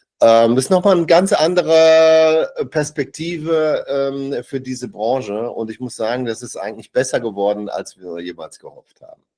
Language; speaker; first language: German; native; German